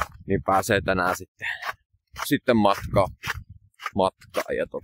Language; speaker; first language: Finnish; native; Finnish